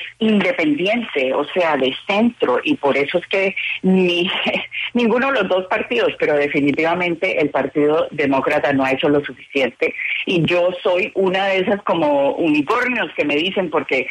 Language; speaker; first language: Spanish; native; Spanish